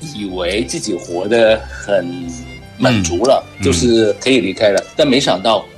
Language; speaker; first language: Chinese; non-native, local second language; Cantonese